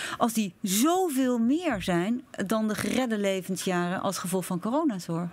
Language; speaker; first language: Dutch; native; Dutch